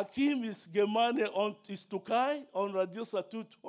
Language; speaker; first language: German; non-native, learner; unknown